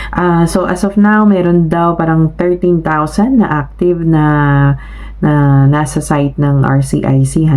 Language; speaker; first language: Filipino; native; Filipino